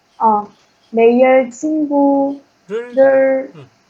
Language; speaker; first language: Korean; non-native, learner; Chinese